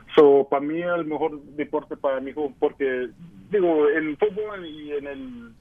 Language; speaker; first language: Spanish; early bilingual, heritage; Spanish